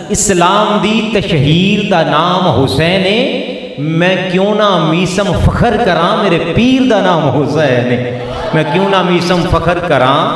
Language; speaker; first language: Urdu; non-native, local second language; Punjabi